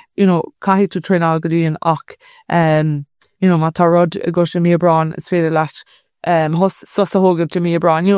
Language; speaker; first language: Irish; non-native, local second language; English